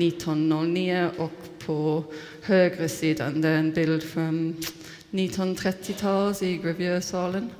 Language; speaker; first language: Swedish; non-native, fluent; English